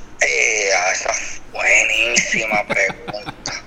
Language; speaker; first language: Spanish; native; Spanish